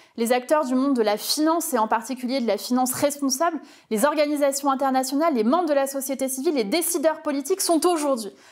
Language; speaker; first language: French; native; French